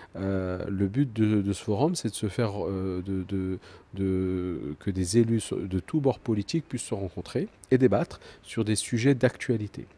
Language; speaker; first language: French; early bilingual, other home language; Arabic